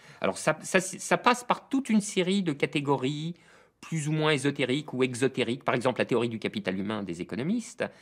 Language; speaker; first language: French; native; French